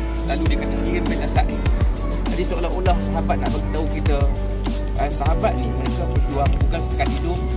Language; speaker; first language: Malay; native; Malay